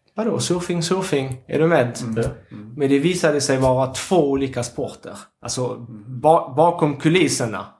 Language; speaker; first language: Swedish; non-native, fluent; French